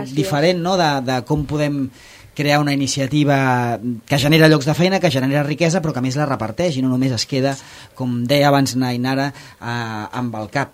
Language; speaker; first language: Catalan; native; Catalan